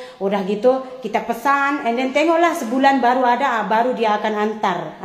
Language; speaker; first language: Indonesian; native; Indonesian